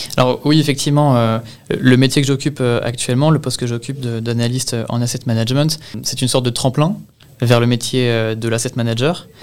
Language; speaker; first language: French; native; French